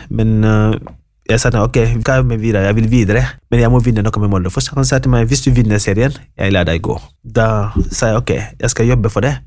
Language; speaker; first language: Norwegian; non-native, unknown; Wolof